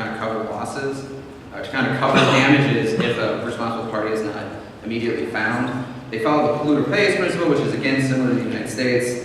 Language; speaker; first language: English; native; English